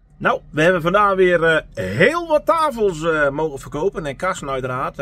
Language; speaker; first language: Dutch; non-native, local second language; Western Frisian